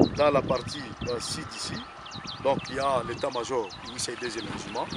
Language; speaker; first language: French; non-native, local second language; Swahili